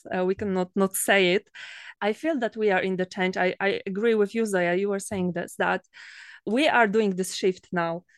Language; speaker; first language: English; non-native, fluent; Polish